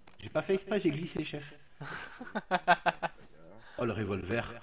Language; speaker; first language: French; native; French